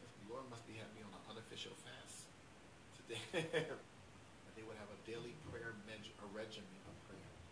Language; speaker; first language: English; native; English